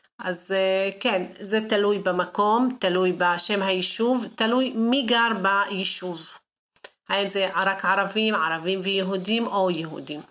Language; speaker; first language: Hebrew; non-native, local second language; Arabic